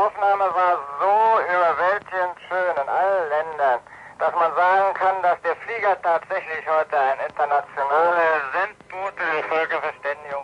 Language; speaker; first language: German; native; German